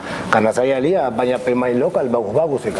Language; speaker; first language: Indonesian; non-native, local second language; Spanish